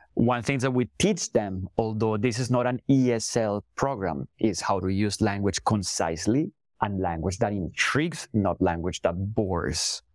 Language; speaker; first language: English; non-native, fluent; Spanish